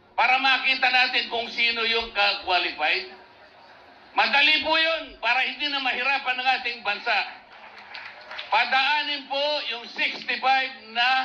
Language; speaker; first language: Filipino; native; Filipino